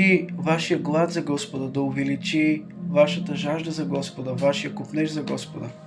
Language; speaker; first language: Bulgarian; native; Bulgarian